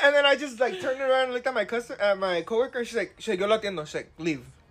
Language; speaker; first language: English; early bilingual, other home language; Spanish